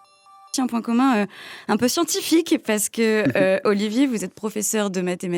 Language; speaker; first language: French; native; French